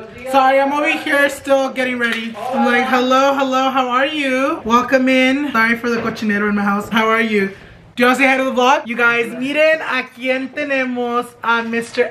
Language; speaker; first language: English; early bilingual, other home language; Spanish